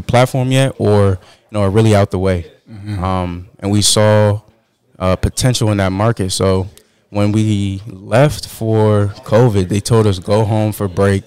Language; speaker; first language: English; native; English